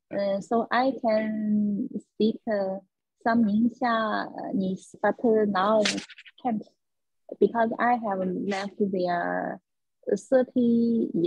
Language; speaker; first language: English; non-native, learner; Chinese